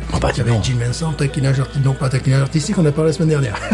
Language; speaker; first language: French; native; French